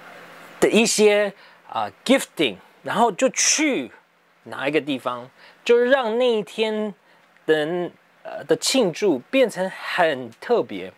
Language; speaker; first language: Chinese; early bilingual, heritage; English